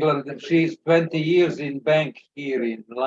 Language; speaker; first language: English; non-native, learner; Serbian